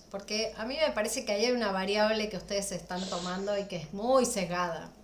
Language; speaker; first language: Spanish; native; Spanish